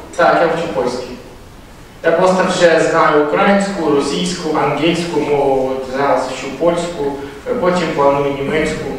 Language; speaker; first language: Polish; non-native, learner; Ukrainian